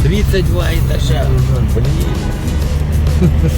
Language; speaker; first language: Russian; native; Russian